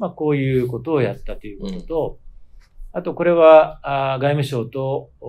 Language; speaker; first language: Japanese; native; Japanese